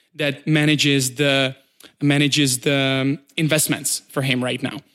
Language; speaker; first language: English; non-native, fluent; Czech